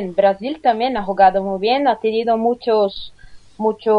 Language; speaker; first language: Spanish; non-native, learner; Portuguese